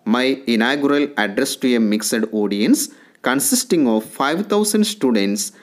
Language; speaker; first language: English; non-native, local second language; Malayalam